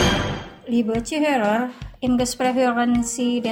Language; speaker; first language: German; non-native, fluent; Indonesian